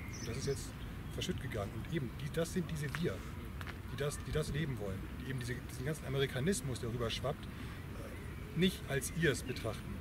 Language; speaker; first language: German; native; German